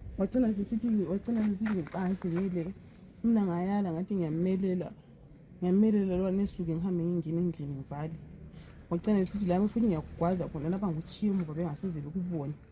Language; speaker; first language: Zulu; native; Zulu